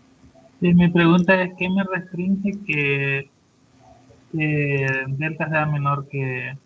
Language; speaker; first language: Spanish; native; Spanish